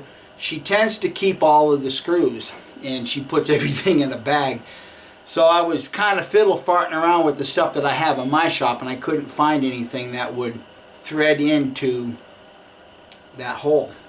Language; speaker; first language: English; native; English